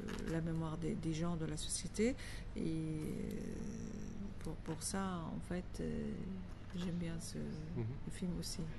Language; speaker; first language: French; non-native, fluent; Arabic